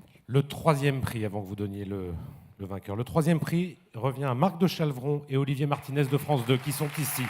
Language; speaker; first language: French; native; French